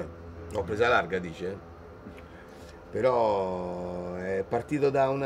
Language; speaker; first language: Italian; native; Italian